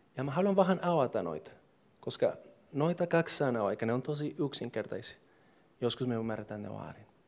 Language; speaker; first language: Finnish; non-native, fluent; English